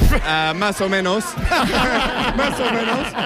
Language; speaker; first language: Spanish; non-native, learner; English